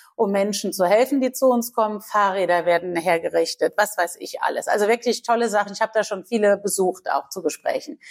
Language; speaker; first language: German; native; German